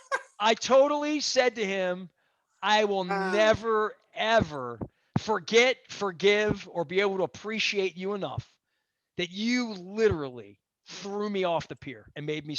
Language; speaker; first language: English; native; English